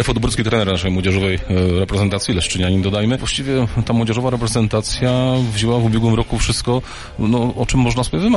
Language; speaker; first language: Polish; native; Polish